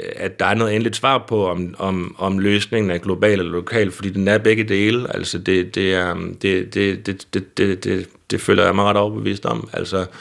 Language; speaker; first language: Danish; native; Danish